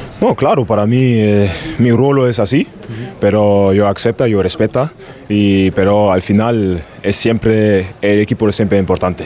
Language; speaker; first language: Spanish; non-native, fluent; German